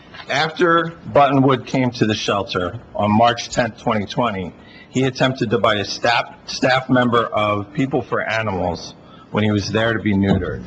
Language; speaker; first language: English; native; English